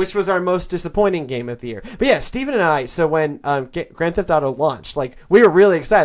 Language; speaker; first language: English; native; English